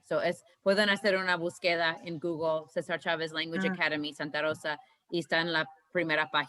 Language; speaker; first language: Spanish; early bilingual, heritage; Spanish